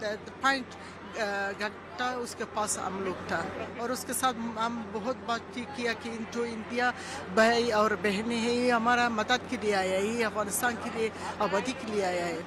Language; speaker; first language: Hindi; non-native, learner; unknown